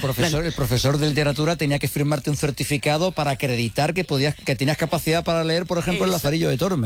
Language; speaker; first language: Spanish; native; Spanish